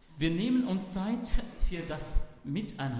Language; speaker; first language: German; non-native, fluent; Arabic